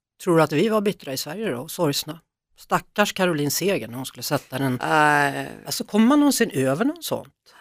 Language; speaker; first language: Swedish; native; Swedish